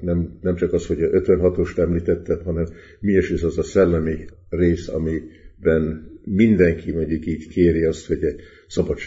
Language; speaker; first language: Hungarian; early bilingual, heritage; Hungarian